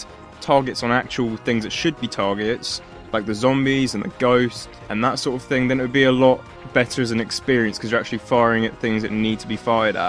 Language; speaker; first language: English; native; English